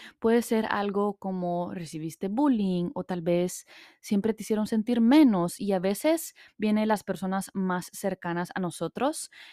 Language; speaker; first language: Spanish; early bilingual, heritage; Spanish